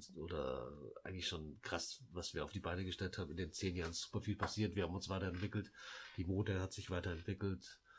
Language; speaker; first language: German; early bilingual, other home language; Lao